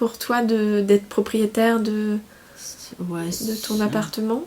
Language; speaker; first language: French; native; French